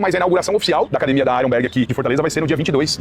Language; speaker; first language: Portuguese; native; Portuguese